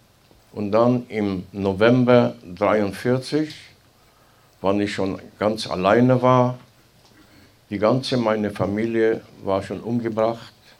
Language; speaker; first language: German; non-native, fluent; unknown